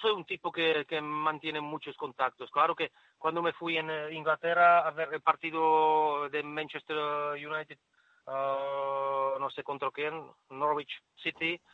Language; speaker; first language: Spanish; non-native, fluent; Czech